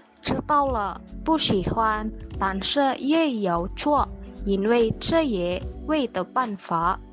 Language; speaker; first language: Chinese; non-native, learner; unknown